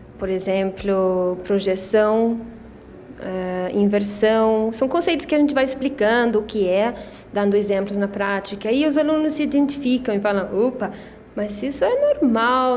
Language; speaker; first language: Portuguese; non-native, fluent; Swedish